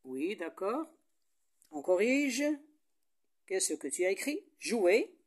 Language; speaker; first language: French; non-native, local second language; Arabic